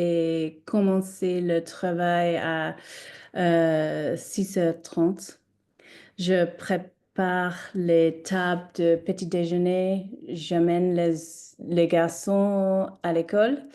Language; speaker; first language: French; non-native, learner; English